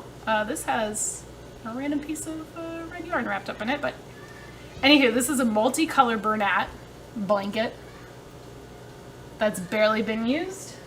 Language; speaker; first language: English; native; English